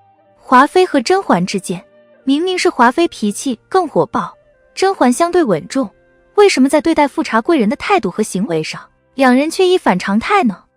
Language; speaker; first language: Chinese; native; Chinese